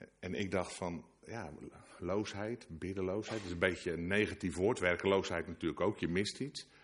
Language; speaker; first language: Dutch; native; Dutch